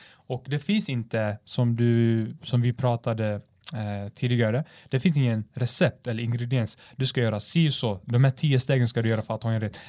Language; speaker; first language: Swedish; early bilingual, other home language; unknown